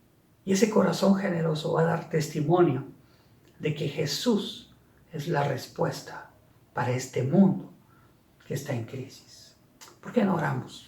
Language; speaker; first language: Spanish; native; Spanish